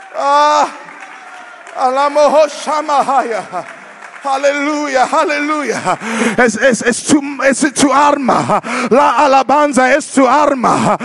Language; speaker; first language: Spanish; non-native, learner; English